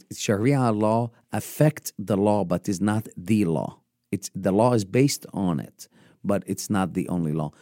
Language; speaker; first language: English; non-native, fluent; Arabic